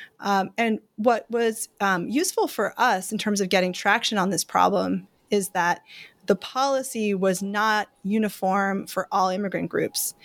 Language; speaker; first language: English; native; English